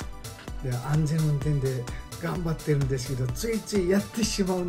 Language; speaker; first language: Japanese; non-native, fluent; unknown